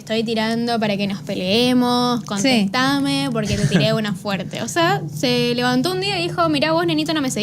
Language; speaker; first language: Spanish; native; Spanish